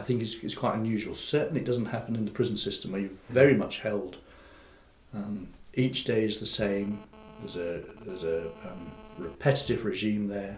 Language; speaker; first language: English; native; English